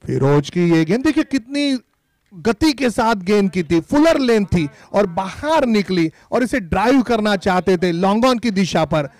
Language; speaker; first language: Hindi; non-native, local second language; Marathi